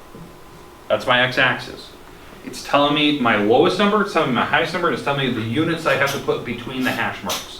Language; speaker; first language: English; native; English